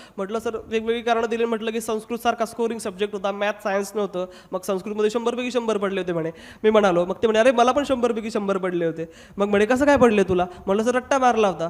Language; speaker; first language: Marathi; non-native, local second language; Hindi